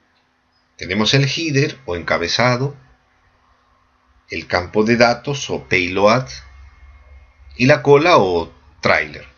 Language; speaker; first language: Spanish; native; Spanish